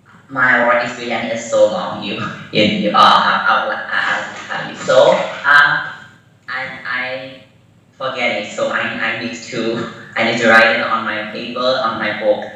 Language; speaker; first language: English; non-native, learner; Burmese